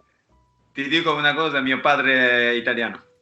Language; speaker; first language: Italian; non-native, learner; Japanese